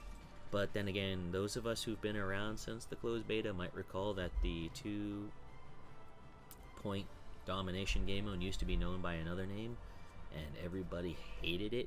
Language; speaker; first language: English; native; English